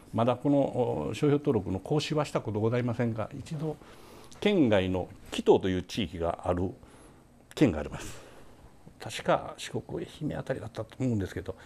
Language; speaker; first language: Japanese; native; Japanese